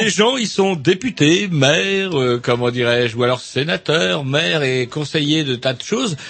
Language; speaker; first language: French; native; French